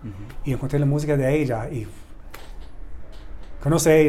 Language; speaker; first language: Spanish; non-native, learner; English